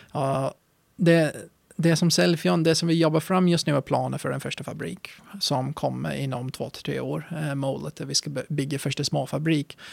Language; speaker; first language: Swedish; non-native, fluent; English